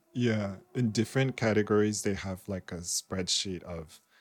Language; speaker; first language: English; non-native, fluent; Japanese